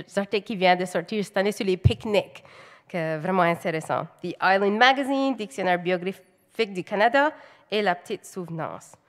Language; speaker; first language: French; native; French